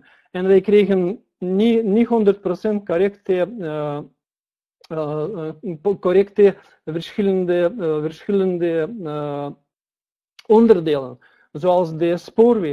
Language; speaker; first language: Dutch; non-native, learner; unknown